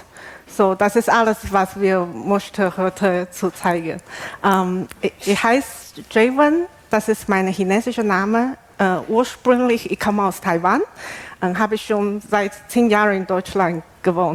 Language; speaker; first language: German; non-native, learner; Chinese